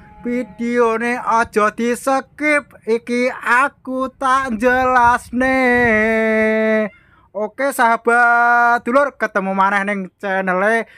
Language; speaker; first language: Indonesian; non-native, local second language; Javanese